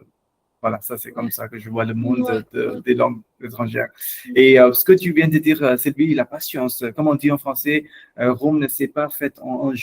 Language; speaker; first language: French; non-native, fluent; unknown